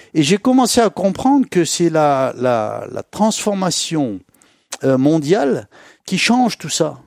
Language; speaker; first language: French; native; French